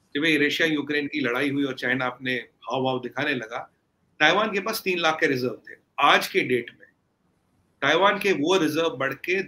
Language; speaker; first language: Hindi; native; Hindi